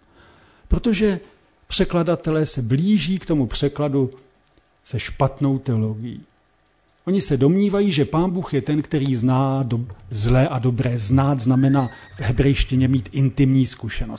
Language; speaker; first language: Czech; native; Czech